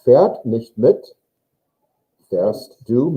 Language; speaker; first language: German; non-native, fluent; English